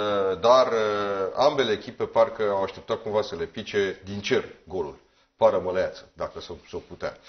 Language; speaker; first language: Romanian; native; Romanian